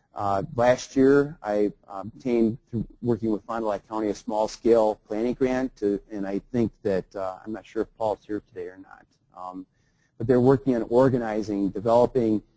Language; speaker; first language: English; native; English